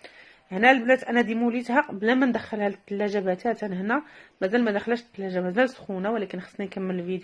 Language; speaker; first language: Arabic; native; Arabic